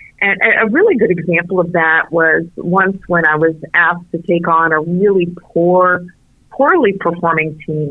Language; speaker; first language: English; early bilingual, other home language; Arabic